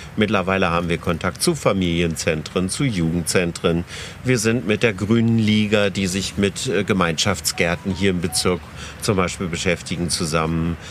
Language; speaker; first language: German; native; German